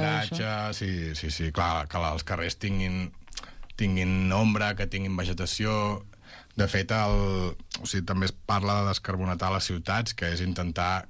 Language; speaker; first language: Catalan; native; Catalan